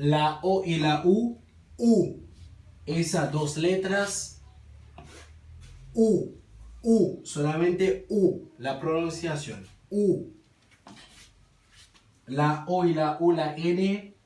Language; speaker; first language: Spanish; non-native, learner; Haitian Creole